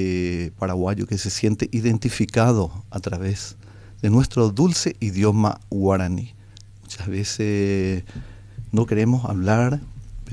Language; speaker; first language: Spanish; non-native, local second language; Guarani